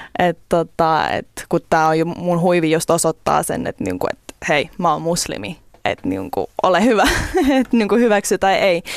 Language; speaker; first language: Finnish; early bilingual, other home language; Russian